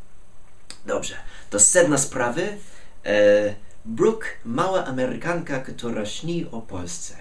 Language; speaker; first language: Polish; non-native, fluent; English